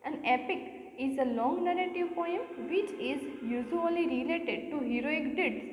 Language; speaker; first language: English; non-native, local second language; Gujarati